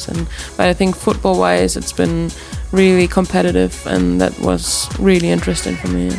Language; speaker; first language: English; non-native, fluent; German